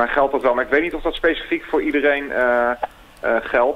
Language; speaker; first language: Dutch; native; Dutch